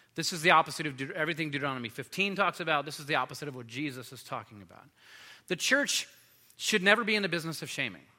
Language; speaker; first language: English; native; English